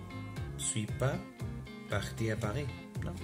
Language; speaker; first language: French; non-native, learner; Spanish